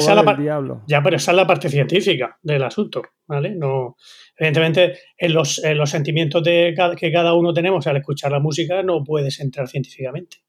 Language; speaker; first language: Spanish; native; Spanish